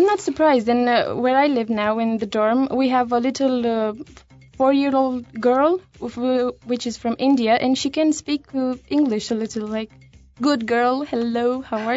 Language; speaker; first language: English; non-native, fluent; Romanian